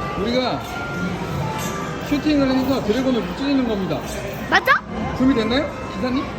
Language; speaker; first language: Korean; native; Korean